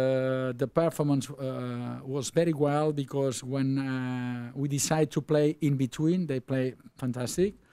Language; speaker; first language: English; non-native, learner; Spanish